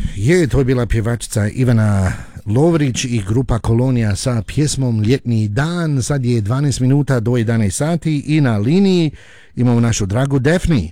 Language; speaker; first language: Croatian; early bilingual, heritage; Croatian